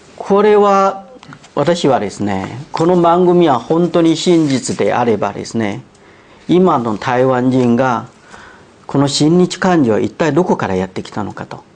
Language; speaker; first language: Japanese; non-native, fluent; Chinese